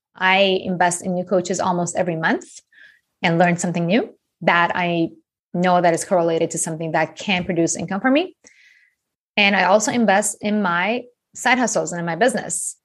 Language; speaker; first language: English; non-native, fluent; Persian